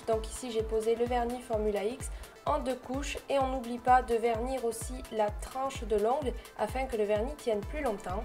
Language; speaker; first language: French; native; French